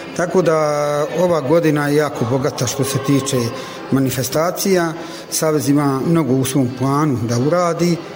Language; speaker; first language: Bosnian; non-native, local second language; Italian